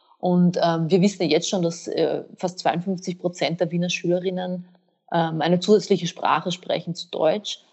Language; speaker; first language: German; early bilingual, other home language; Bosnian